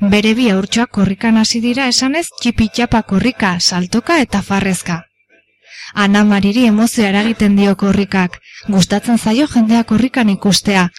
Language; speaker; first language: Basque; non-native, local second language; Spanish